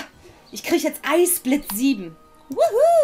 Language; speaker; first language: German; native; German